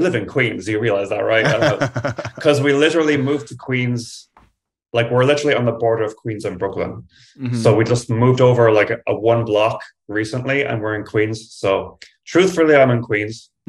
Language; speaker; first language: English; native; English